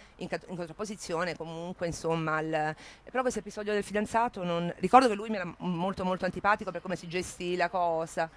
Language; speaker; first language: Italian; native; Italian